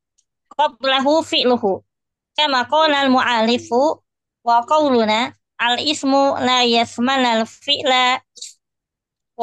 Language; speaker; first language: Arabic; non-native, learner; Indonesian